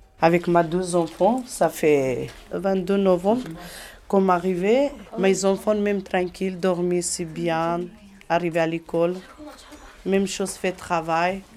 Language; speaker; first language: French; non-native, learner; Macedonian